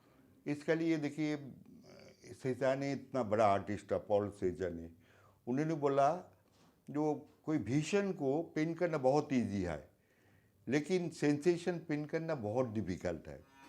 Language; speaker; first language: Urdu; non-native, local second language; Bangla